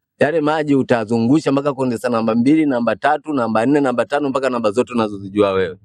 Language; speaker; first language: Swahili; non-native, local second language; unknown